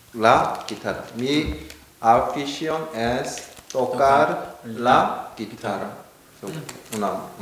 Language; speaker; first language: Spanish; non-native, learner; Korean